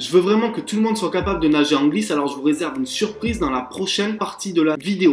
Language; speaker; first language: French; native; French